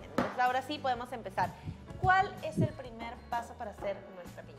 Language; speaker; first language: Spanish; native; Spanish